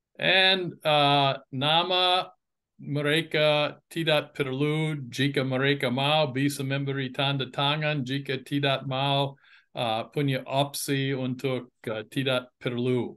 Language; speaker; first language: Indonesian; non-native, fluent; English